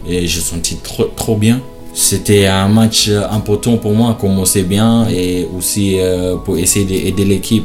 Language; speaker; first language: French; non-native, learner; Shona